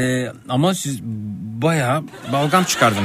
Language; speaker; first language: Turkish; native; Turkish